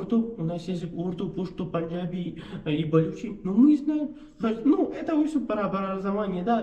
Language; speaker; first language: Russian; non-native, learner; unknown